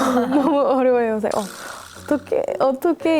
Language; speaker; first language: Korean; non-native, learner; English